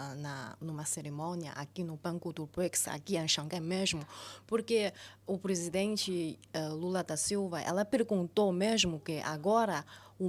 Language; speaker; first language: Portuguese; non-native, fluent; Chinese